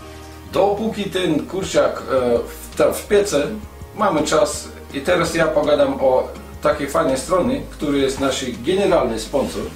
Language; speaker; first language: Polish; non-native, fluent; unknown